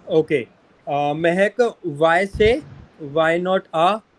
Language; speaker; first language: English; non-native, local second language; Hindi